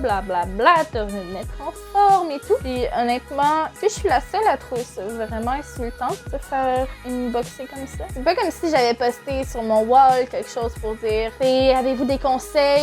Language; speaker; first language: French; native; French